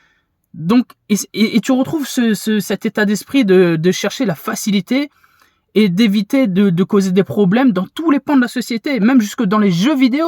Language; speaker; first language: French; native; French